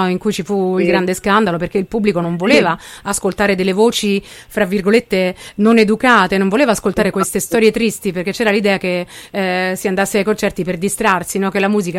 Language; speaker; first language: Italian; native; Italian